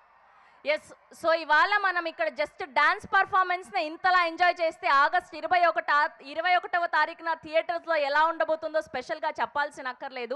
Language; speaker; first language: Telugu; native; Telugu